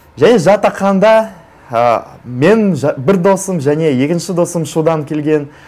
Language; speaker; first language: Kazakh; non-native, local second language; Russian